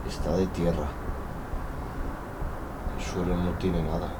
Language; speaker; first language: Spanish; native; Spanish